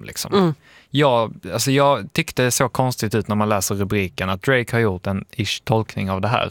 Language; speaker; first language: Swedish; native; Swedish